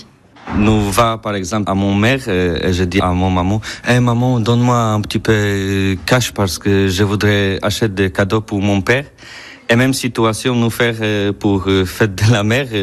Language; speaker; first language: French; non-native, learner; Polish